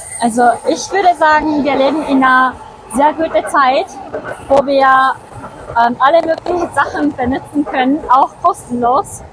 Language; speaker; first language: German; non-native, fluent; Japanese